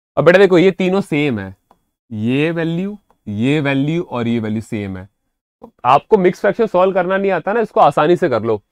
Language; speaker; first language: Hindi; native; Hindi